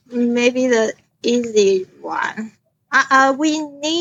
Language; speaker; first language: English; non-native, learner; Chinese